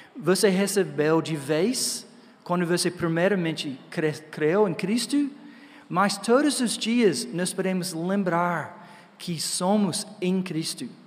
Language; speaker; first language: Portuguese; non-native, fluent; English